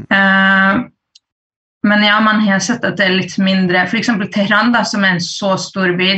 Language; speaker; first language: Norwegian; early bilingual, other home language; Persian